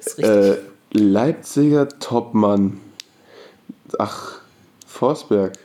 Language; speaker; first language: German; native; German